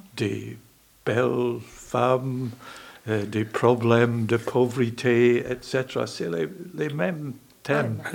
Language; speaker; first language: French; non-native, learner; English